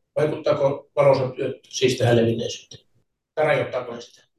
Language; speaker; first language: Finnish; native; Finnish